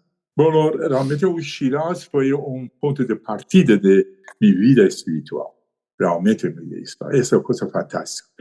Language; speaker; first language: Spanish; non-native, fluent; Persian